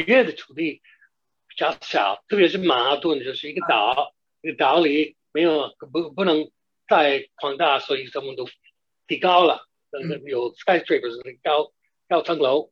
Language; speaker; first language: Chinese; non-native, fluent; English